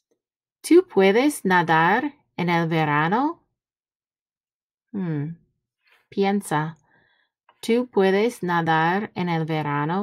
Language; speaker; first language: Spanish; non-native, fluent; English